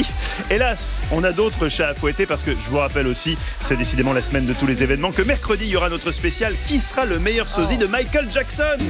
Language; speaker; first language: French; native; French